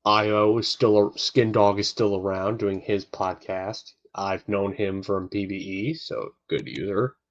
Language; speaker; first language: English; native; English